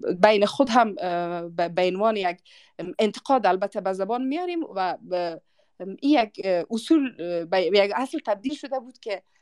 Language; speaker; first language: Persian; non-native, local second language; Uzbek